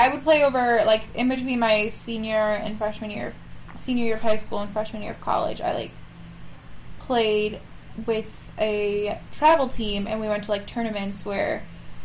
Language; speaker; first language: English; native; English